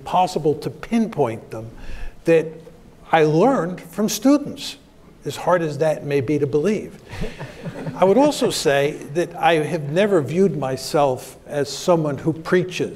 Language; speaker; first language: English; native; English